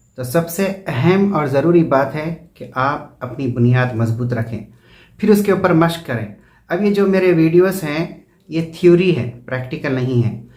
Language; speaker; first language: Urdu; native; Urdu